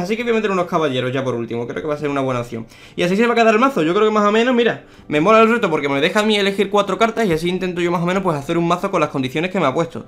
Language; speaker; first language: Spanish; native; Spanish